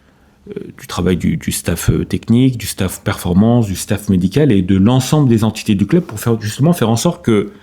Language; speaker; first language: French; native; French